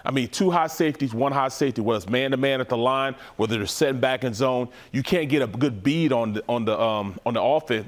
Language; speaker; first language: English; native; English